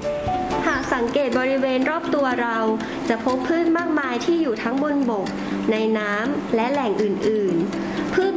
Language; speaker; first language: Thai; native; Thai